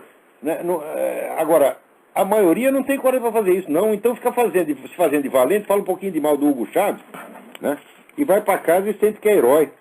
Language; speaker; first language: Portuguese; native; Portuguese